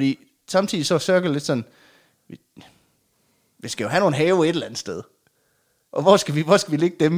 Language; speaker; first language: Danish; native; Danish